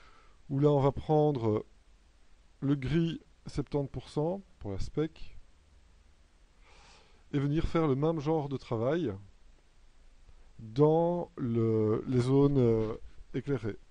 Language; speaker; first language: French; native; French